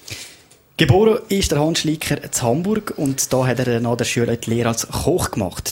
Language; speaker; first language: German; native; German